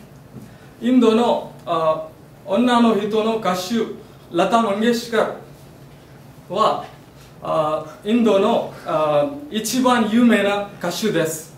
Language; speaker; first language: Japanese; non-native, learner; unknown